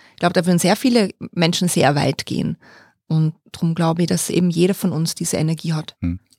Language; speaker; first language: German; native; German